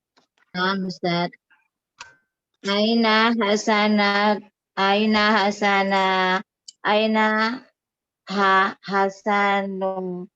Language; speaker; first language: Arabic; non-native, learner; Indonesian